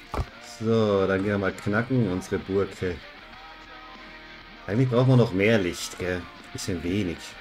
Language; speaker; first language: German; native; German